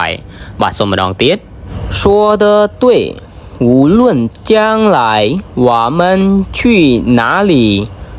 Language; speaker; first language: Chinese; non-native, fluent; Khmer